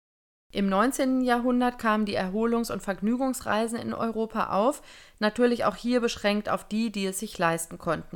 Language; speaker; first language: German; native; German